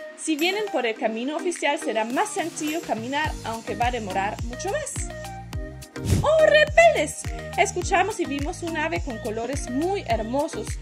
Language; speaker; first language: Spanish; native; Spanish